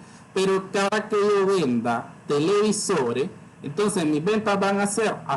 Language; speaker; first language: Spanish; native; Spanish